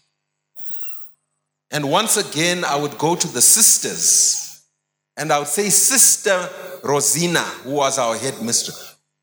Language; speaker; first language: English; non-native, local second language; Shona